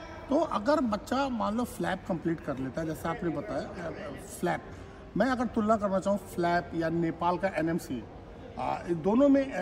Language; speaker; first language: Hindi; native; Hindi